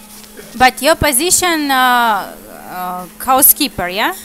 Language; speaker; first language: English; non-native, learner; Russian